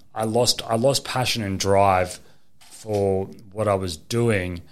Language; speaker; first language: English; native; English